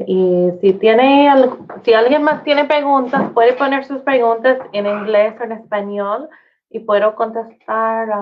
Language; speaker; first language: Spanish; non-native, fluent; English